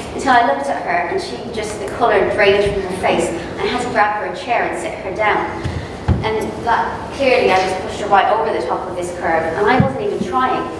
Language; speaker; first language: English; native; English